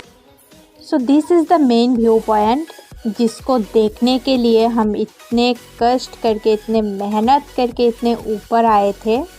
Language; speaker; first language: Hindi; non-native, local second language; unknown